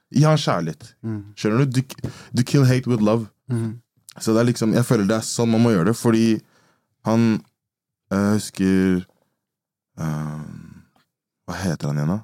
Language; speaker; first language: Norwegian; early bilingual, other home language; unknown